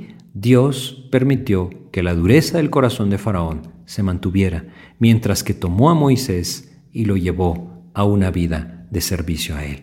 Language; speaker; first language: Spanish; native; Spanish